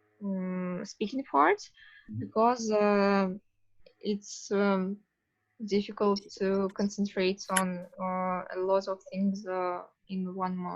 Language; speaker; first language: English; non-native, fluent; Russian